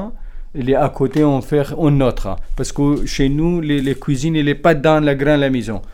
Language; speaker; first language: French; non-native, learner; Kurdish